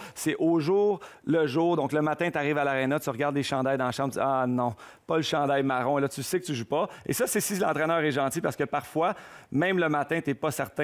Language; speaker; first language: French; native; French